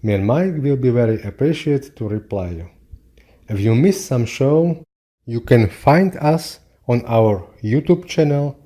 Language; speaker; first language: English; non-native, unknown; Slovak